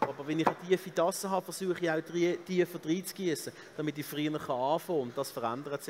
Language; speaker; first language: German; native; German